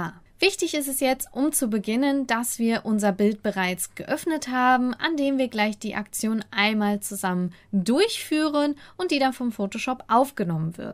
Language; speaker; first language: German; native; German